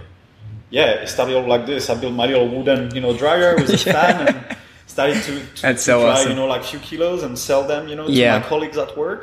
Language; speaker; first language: English; non-native, fluent; French